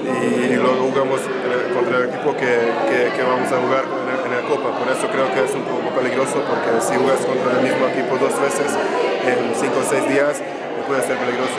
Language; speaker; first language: Spanish; non-native, fluent; Hungarian